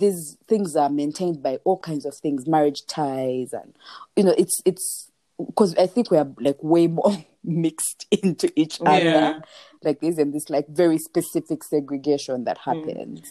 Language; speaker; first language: English; non-native, local second language; Nyankole